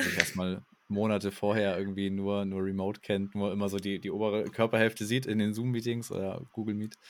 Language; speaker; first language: German; native; German